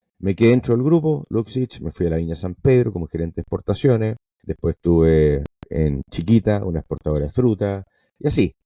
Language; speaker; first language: Spanish; non-native, local second language; English